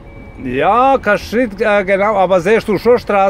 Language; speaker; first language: German; non-native, learner; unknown